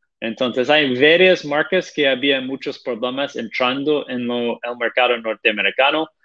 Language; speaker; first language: Spanish; non-native, fluent; Portuguese